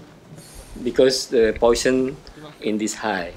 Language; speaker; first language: English; non-native, fluent; Indonesian